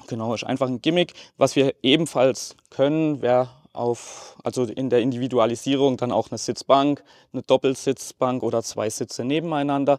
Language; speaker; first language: German; native; German